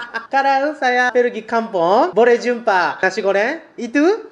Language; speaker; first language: Malay; non-native, learner; Japanese